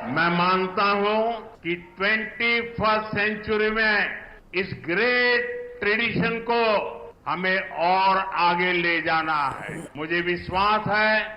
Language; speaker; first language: Hindi; non-native, local second language; Gujarati